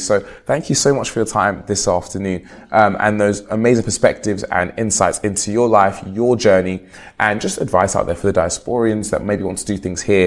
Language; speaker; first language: English; native; English